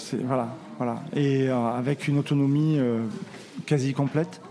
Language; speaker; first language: French; native; French